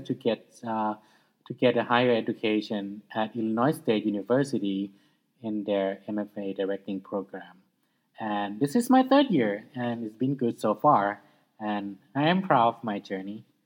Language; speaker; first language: English; non-native, fluent; Thai